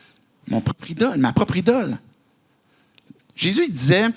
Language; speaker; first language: French; native; French